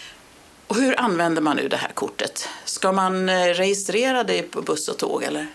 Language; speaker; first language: Swedish; native; Swedish